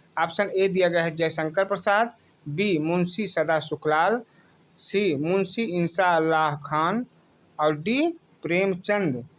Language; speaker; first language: Hindi; native; Hindi